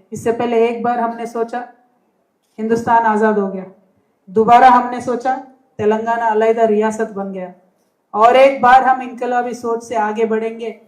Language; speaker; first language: Hindi; non-native, local second language; Telugu